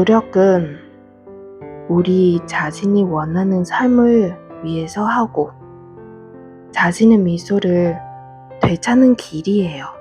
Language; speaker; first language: Korean; non-native, fluent; Vietnamese